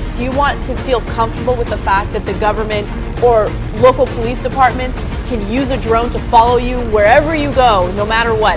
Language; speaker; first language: English; native; English